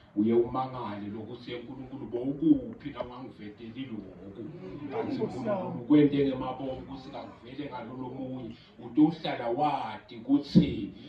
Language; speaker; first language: Zulu; non-native, local second language; Swati